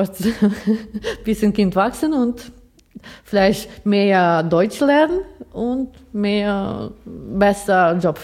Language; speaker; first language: German; non-native, learner; Ukrainian